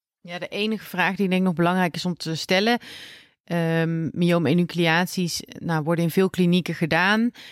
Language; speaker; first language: Dutch; native; Dutch